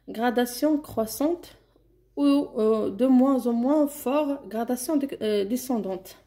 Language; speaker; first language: French; non-native, local second language; Arabic